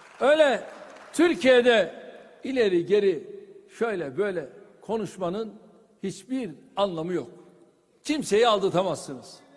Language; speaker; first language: Turkish; native; Turkish